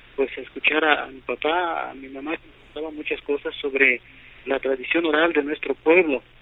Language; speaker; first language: Spanish; non-native, local second language; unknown